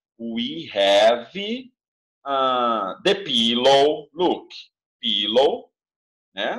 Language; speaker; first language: English; non-native, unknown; Portuguese